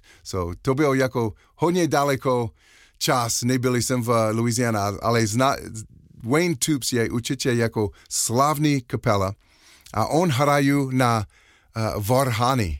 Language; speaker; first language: Czech; non-native, learner; English